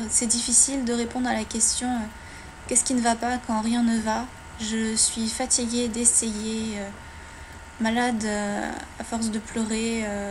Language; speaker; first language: French; native; French